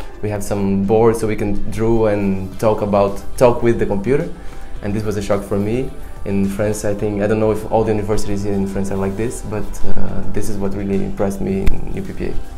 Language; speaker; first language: English; non-native, fluent; Portuguese